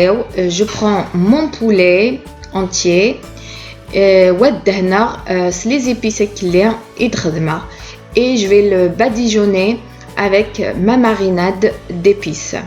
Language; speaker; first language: French; non-native, local second language; Kabyle